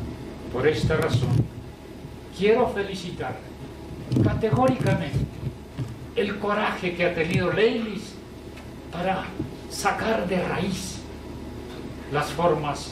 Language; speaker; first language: Spanish; native; Spanish